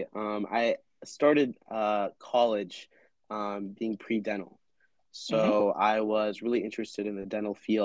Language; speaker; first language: English; native; English